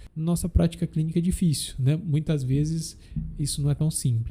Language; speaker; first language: Portuguese; native; Portuguese